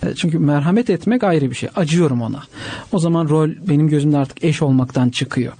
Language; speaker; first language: Turkish; native; Turkish